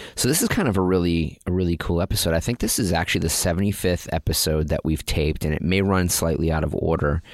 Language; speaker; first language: English; native; English